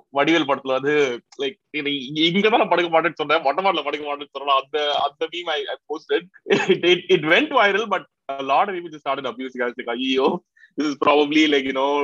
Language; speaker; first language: Tamil; native; Tamil